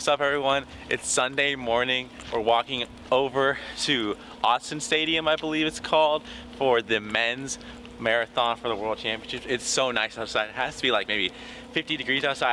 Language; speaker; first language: English; native; English